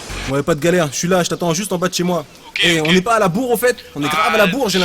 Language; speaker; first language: French; native; French